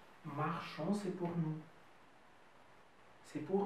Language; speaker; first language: French; non-native, fluent; Russian